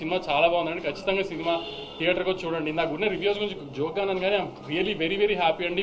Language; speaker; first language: Telugu; native; Telugu